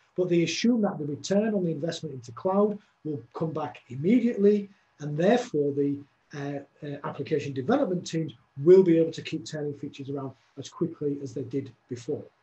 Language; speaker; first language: English; native; English